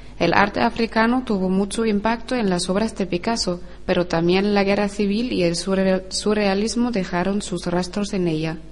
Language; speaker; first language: Spanish; non-native, learner; German